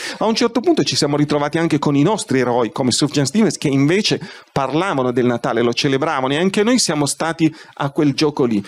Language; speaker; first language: Italian; native; Italian